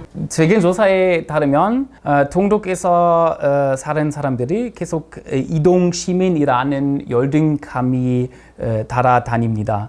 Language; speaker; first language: Korean; non-native, fluent; German